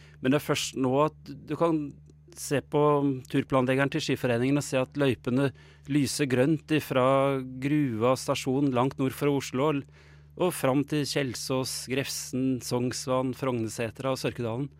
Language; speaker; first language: Norwegian; native; Norwegian